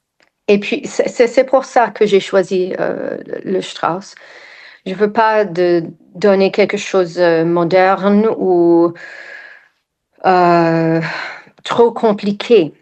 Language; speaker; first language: French; non-native, fluent; English